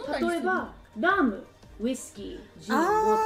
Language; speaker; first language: Japanese; non-native, learner; English